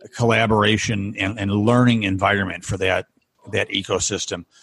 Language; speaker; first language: English; native; English